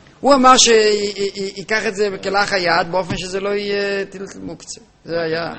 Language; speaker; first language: Hebrew; native; Hebrew